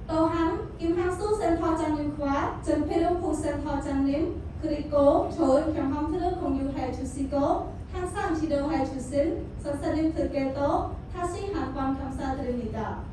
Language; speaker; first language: Korean; non-native, learner; Khmer